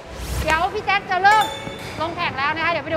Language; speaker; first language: Thai; native; Thai